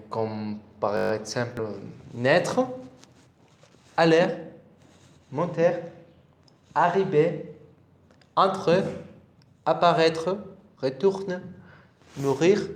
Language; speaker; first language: French; non-native, learner; Spanish